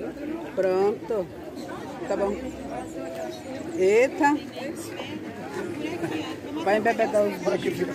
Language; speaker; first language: Portuguese; native; Portuguese